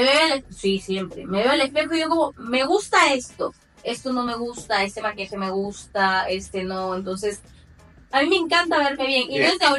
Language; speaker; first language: Spanish; native; Spanish